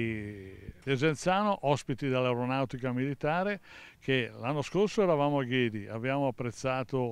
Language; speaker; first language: Italian; native; Italian